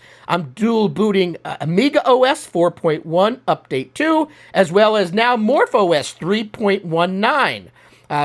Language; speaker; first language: English; native; English